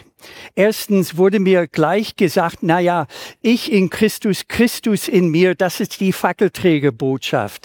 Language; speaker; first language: German; non-native, fluent; English